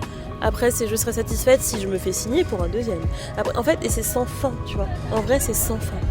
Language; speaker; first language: French; native; French